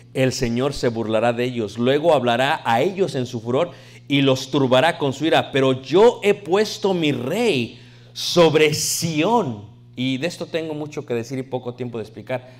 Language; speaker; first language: Spanish; native; Spanish